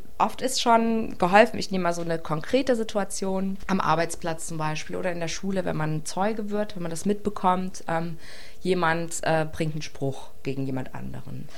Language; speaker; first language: German; native; German